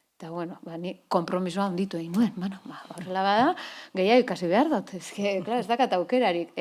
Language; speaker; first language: Basque; non-native, local second language; Spanish